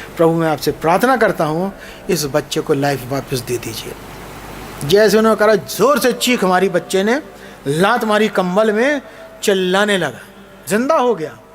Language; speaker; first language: Hindi; native; Hindi